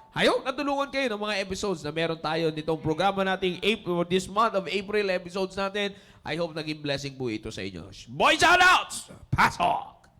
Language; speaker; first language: Filipino; native; Filipino